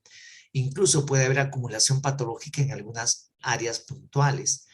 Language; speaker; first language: Spanish; native; Spanish